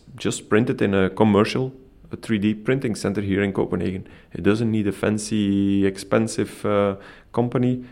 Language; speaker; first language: English; non-native, fluent; Dutch